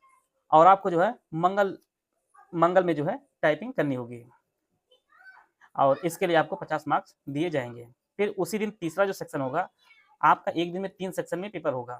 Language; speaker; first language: Hindi; native; Hindi